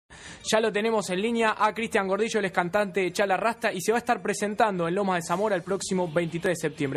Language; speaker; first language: Spanish; native; Spanish